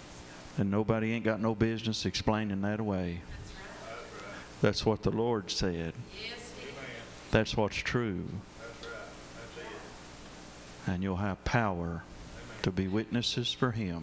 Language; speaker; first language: English; native; English